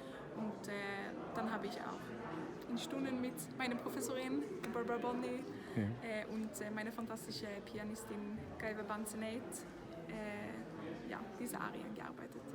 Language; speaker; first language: German; non-native, fluent; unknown